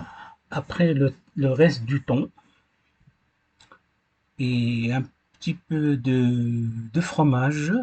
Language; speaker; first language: French; non-native, learner; Arabic